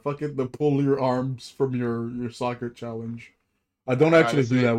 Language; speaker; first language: English; non-native, local second language; Yoruba